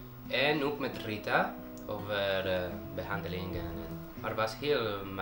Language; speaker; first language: Dutch; non-native, learner; Spanish